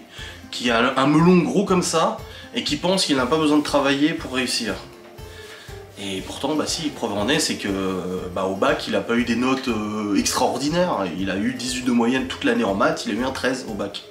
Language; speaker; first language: French; native; French